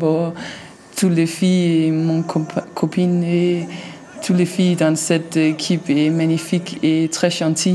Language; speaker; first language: French; non-native, learner; Danish